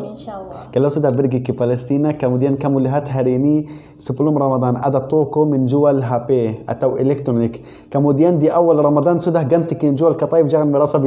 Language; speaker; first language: Indonesian; non-native, learner; Arabic